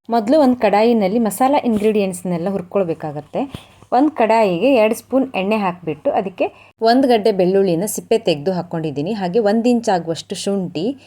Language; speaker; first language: Kannada; native; Kannada